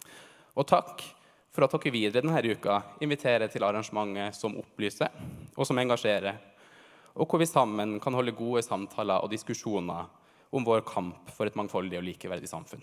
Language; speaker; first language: Norwegian; native; Norwegian